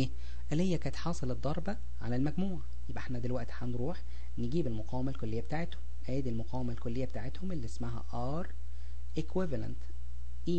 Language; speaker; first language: Arabic; native; Arabic